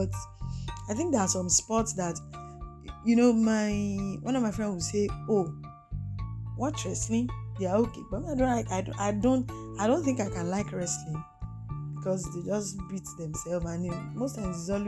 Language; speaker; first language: English; non-native, local second language; Yoruba